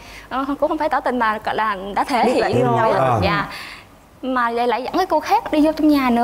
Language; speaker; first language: Vietnamese; native; Vietnamese